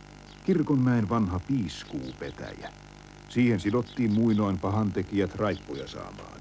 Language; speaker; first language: Finnish; native; Finnish